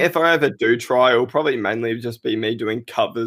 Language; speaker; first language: English; native; English